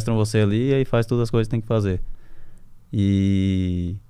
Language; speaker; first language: Portuguese; native; Portuguese